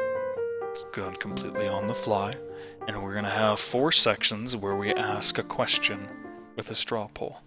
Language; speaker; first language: English; native; English